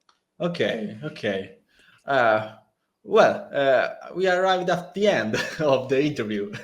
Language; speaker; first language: English; non-native, learner; Italian